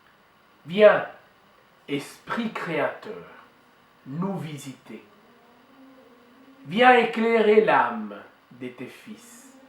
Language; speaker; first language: French; native; French